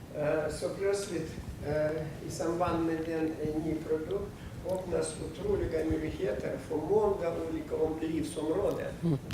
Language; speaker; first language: Swedish; non-native, fluent; Russian